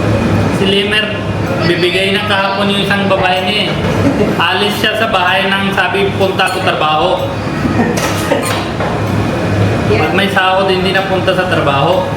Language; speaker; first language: Filipino; non-native, learner; Punjabi